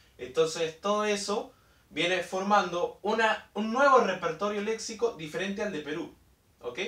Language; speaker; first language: Spanish; native; Spanish